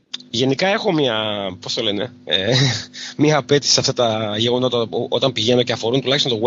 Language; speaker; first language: Greek; native; Greek